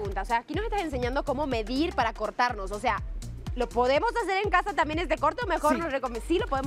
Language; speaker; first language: Spanish; native; Spanish